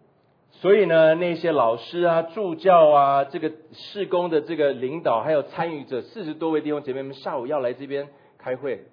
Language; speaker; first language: Chinese; native; Chinese